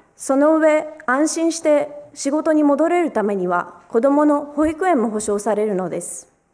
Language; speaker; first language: Japanese; early bilingual, other home language; Romanian